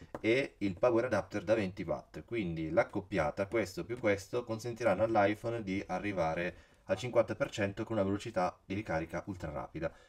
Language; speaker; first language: Italian; native; Italian